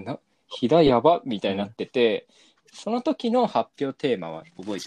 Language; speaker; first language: Japanese; native; Japanese